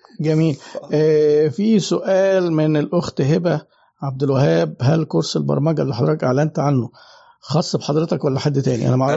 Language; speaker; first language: Arabic; native; Arabic